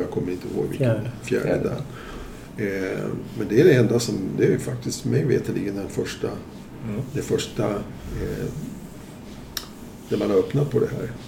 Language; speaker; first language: Swedish; native; Swedish